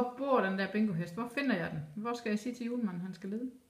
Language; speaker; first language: Danish; native; Danish